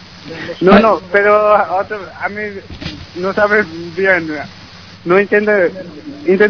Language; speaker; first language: Spanish; non-native, learner; Bangla